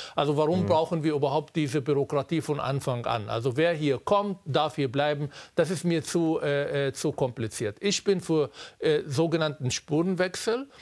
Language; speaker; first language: German; non-native, fluent; Arabic